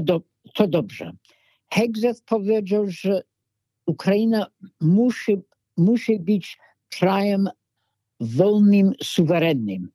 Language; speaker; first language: Polish; non-native, fluent; English